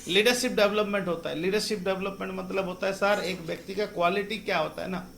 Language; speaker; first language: Hindi; non-native, local second language; Bangla